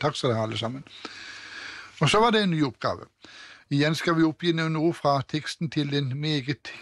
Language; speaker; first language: Norwegian; native; Norwegian